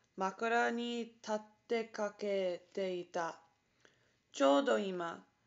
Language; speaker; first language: Japanese; non-native, learner; English